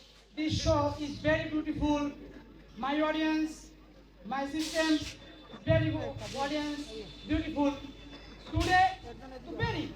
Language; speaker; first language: English; non-native, learner; Bangla